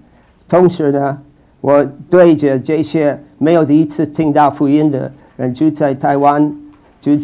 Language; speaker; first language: Chinese; non-native, fluent; English